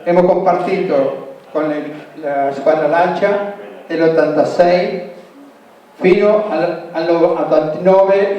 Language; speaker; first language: Italian; non-native, learner; Spanish